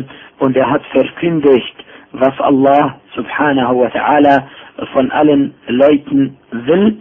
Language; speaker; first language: German; non-native, fluent; Arabic